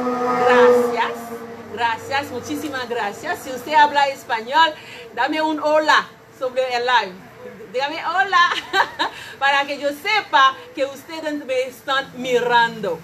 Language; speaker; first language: Spanish; non-native, learner; Haitian Creole